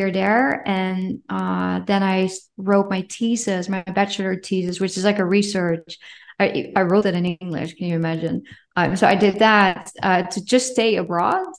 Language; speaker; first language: English; non-native, fluent; Dutch